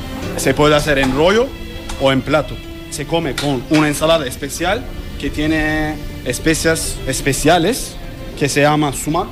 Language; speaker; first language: Spanish; non-native, learner; Turkish